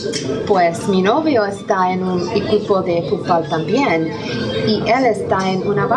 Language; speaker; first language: Spanish; non-native, learner; English